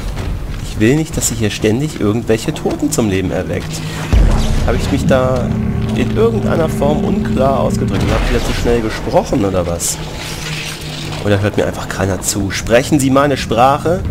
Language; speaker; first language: German; native; German